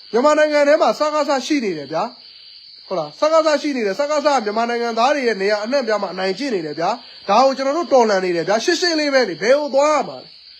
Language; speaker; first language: Burmese; non-native, local second language; S'gaw Karen